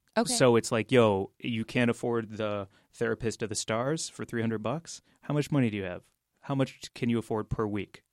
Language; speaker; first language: English; native; English